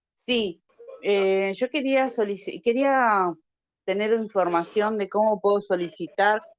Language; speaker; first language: Spanish; native; Spanish